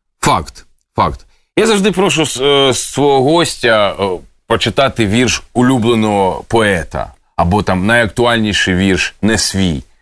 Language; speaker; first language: Ukrainian; native; Ukrainian